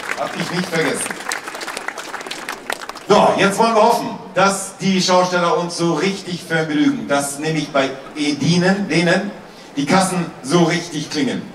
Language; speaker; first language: German; native; German